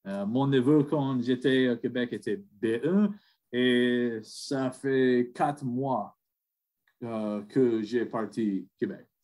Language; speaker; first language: French; non-native, learner; English